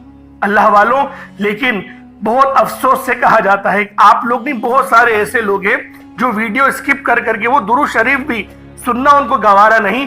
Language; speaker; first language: Urdu; native; Urdu